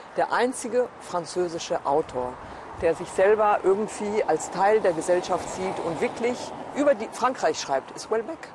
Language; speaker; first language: German; native; German